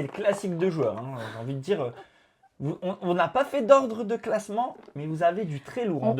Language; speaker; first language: French; native; French